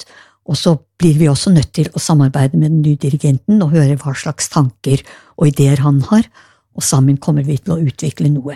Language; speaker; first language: Norwegian; native; Norwegian